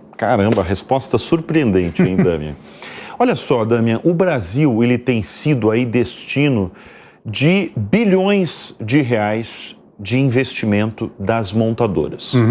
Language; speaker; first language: Portuguese; native; Portuguese